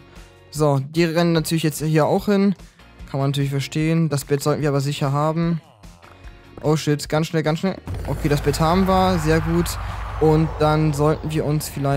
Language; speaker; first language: German; native; German